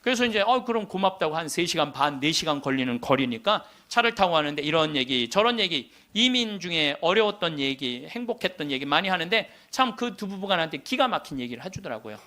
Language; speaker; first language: Korean; native; Korean